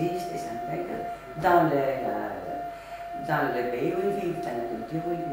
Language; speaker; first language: French; non-native, fluent; Greek